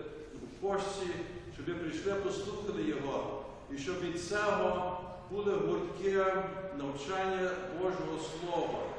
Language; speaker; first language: Ukrainian; early bilingual, heritage; Ukrainian